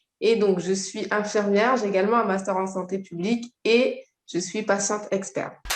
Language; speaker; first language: French; native; French